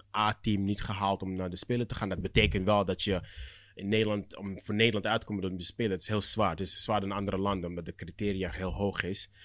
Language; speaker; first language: Dutch; early bilingual, other home language; Akan